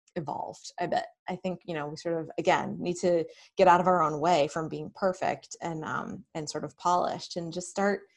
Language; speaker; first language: English; native; English